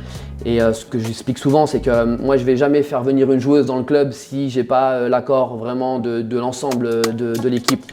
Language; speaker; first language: French; native; French